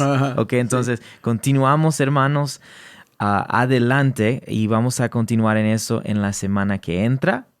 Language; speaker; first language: Spanish; early bilingual, heritage; English